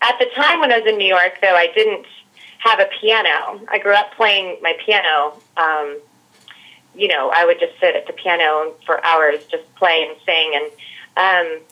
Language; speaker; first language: English; native; English